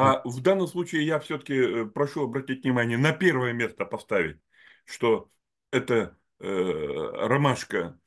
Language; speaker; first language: Russian; native; Russian